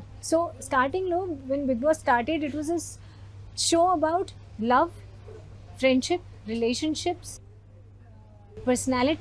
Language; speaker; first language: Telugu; non-native, learner; Hindi